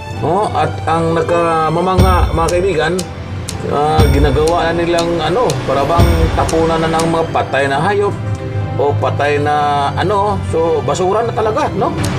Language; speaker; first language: Filipino; non-native, local second language; Cebuano